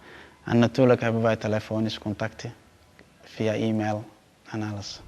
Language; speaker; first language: Dutch; non-native, learner; Somali